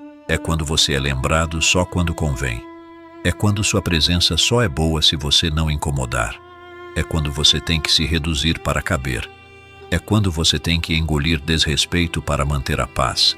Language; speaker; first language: Portuguese; native; Portuguese